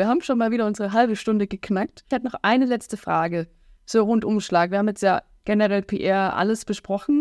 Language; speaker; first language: German; native; German